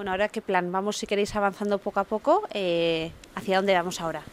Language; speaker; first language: Spanish; native; Spanish